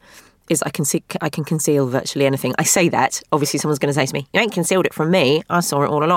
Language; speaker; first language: English; native; English